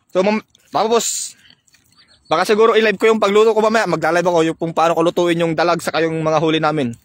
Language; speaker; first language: Filipino; non-native, local second language; Iloko